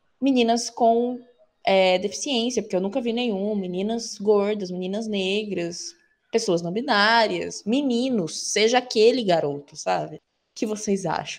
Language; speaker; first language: Portuguese; native; Portuguese